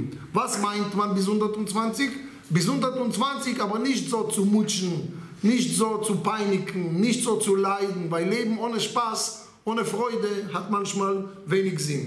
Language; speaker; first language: German; non-native, learner; Hebrew